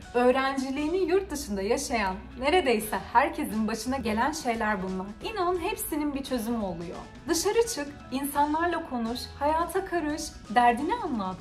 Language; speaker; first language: Turkish; native; Turkish